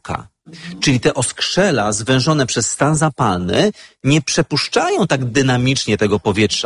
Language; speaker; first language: Polish; native; Polish